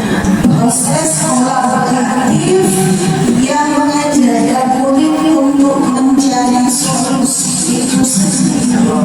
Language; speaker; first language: Indonesian; native; Indonesian